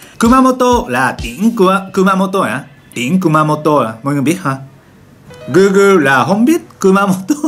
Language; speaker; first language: Vietnamese; non-native, learner; Japanese